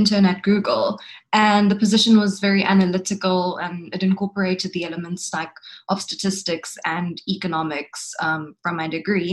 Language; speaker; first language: English; native; English